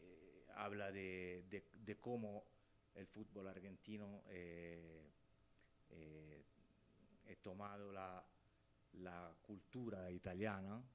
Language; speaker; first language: Spanish; non-native, fluent; Italian